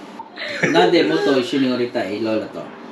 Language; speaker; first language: Japanese; non-native, fluent; Filipino